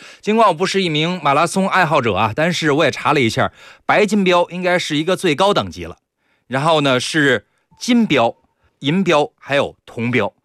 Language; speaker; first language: Chinese; native; Chinese